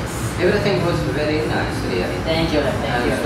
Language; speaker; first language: English; non-native, fluent; Arabic